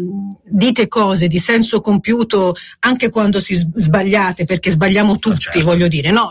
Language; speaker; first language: Italian; native; Italian